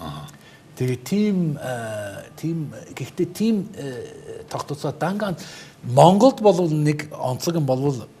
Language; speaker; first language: Mongolian; non-native, fluent; English